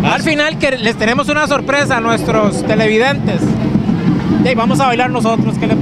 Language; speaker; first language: Spanish; native; Spanish